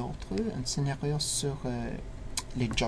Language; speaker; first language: French; non-native, learner; English